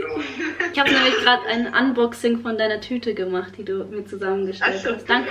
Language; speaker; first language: German; native; German